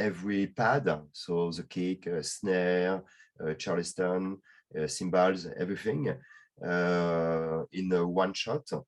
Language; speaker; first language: English; non-native, learner; French